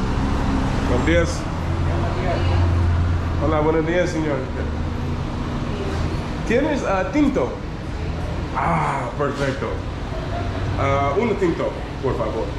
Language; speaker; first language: Spanish; non-native, learner; English